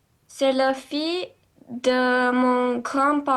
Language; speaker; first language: French; non-native, learner; Romanian